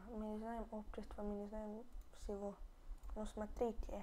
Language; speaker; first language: Russian; early bilingual, heritage; Russian